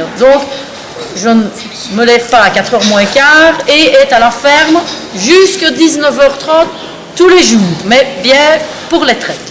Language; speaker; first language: French; native; French